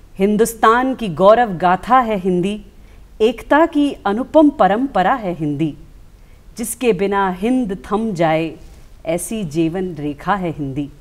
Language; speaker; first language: Hindi; native; Hindi